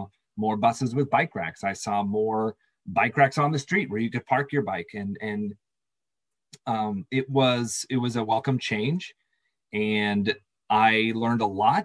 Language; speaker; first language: English; native; English